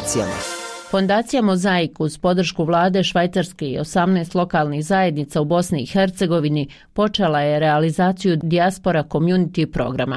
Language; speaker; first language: Croatian; native; Croatian